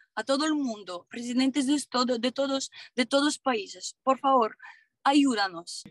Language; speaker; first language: Spanish; non-native, learner; Ukrainian